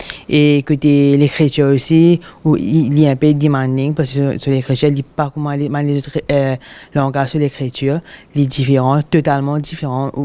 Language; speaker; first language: French; non-native, local second language; Morisyen